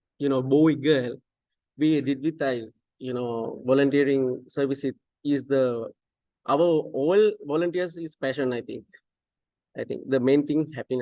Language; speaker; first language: English; non-native, local second language; Sinhala